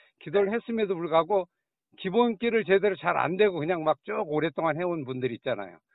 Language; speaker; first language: Korean; native; Korean